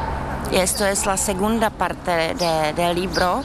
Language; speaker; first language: Spanish; non-native, fluent; Czech